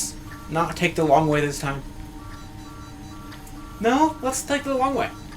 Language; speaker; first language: English; native; English